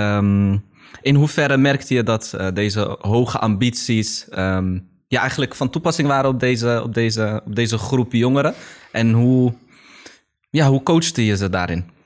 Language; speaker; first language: Dutch; early bilingual, other home language; Arabic